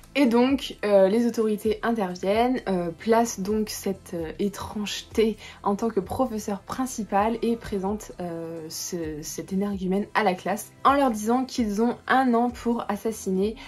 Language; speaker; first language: French; native; French